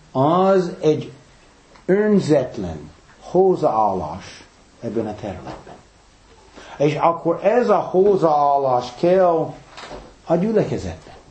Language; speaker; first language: Hungarian; non-native, fluent; English